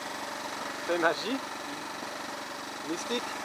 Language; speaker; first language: French; non-native, learner; English